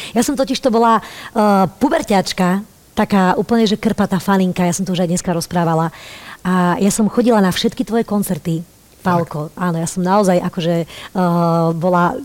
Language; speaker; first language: Slovak; native; Slovak